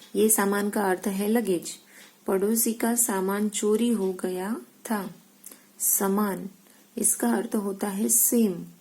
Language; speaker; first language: Hindi; non-native, local second language; Gujarati